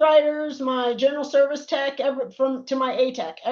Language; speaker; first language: English; native; English